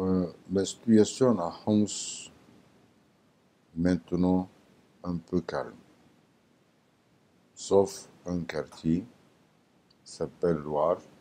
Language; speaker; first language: French; non-native, learner; Arabic